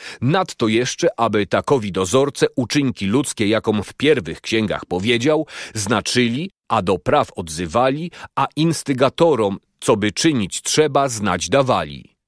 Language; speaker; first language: Polish; native; Polish